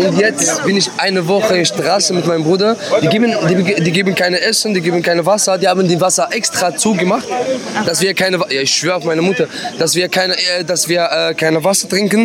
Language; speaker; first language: German; non-native, fluent; Arabic